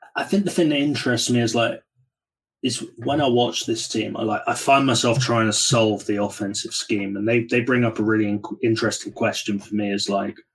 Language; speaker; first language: English; native; English